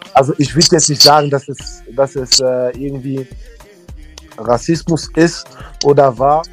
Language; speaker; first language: German; early bilingual, other home language; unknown